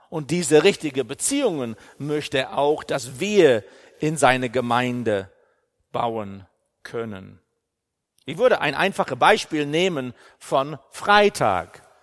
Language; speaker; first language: German; non-native, fluent; English